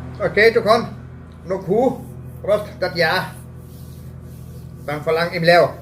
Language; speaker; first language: Thai; non-native, learner; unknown